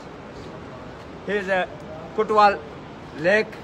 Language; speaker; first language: English; non-native, learner; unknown